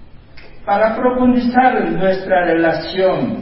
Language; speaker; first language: Spanish; non-native, fluent; Korean